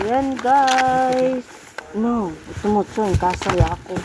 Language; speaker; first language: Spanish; non-native, learner; Filipino